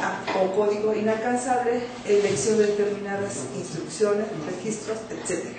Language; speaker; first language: Spanish; native; Spanish